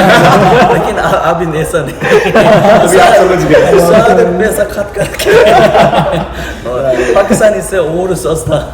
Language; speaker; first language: Hindi; non-native, learner; Korean